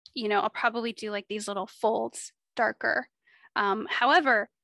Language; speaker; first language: English; native; English